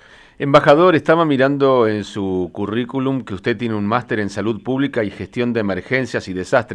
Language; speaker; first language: Spanish; native; Spanish